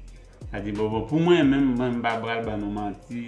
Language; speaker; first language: French; non-native, local second language; Haitian Creole